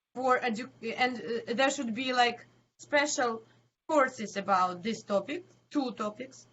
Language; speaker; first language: English; non-native, learner; Ukrainian